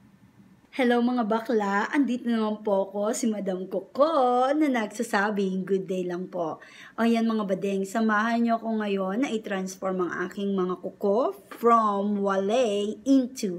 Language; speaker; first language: Filipino; native; Filipino